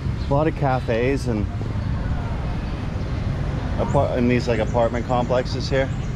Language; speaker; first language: English; native; English